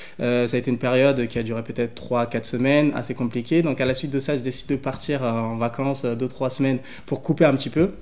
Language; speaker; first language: French; early bilingual, other home language; English